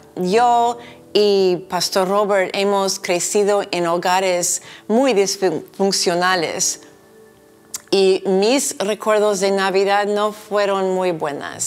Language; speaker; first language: Spanish; non-native, fluent; English